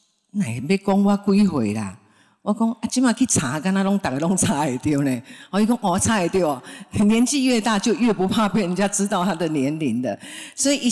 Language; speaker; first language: Chinese; non-native, local second language; Min Nan Chinese